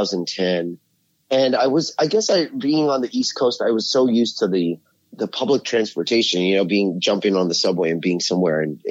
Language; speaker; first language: English; native; English